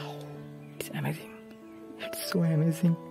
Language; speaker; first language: Hindi; non-native, local second language; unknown